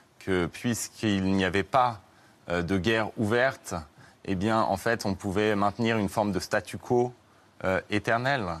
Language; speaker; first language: French; native; French